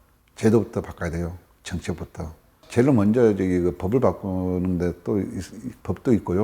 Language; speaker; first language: Korean; native; Korean